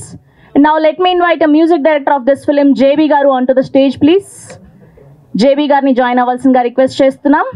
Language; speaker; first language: Telugu; native; Telugu